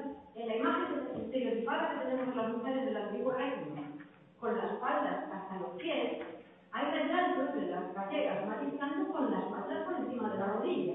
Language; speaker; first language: Spanish; native; Spanish